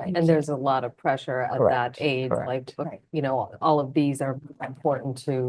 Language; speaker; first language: English; non-native, local second language; Malayalam